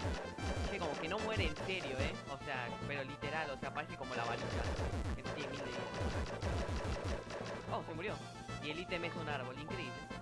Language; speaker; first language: Spanish; native; Spanish